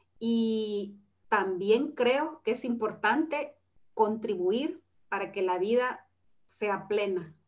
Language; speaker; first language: Spanish; native; Spanish